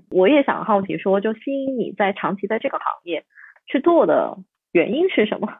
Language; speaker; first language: Chinese; native; Chinese